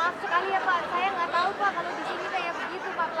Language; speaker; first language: Indonesian; native; Indonesian